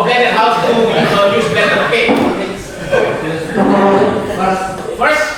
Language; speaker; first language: English; non-native, fluent; Indonesian